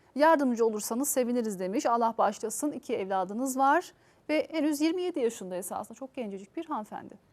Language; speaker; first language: Turkish; native; Turkish